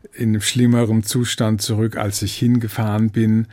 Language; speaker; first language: German; native; German